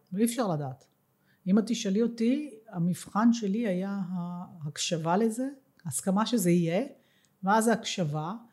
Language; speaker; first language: Hebrew; native; Hebrew